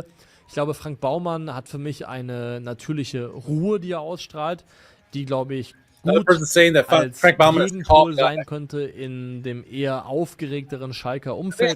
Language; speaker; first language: German; native; German